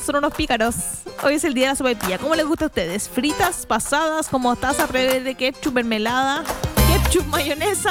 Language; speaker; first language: Spanish; native; Spanish